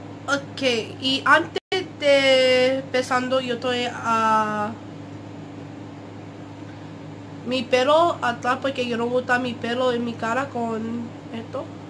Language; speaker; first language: Spanish; early bilingual, heritage; Spanish